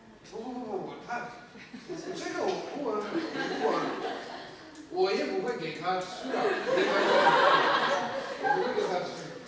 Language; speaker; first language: Chinese; non-native, fluent; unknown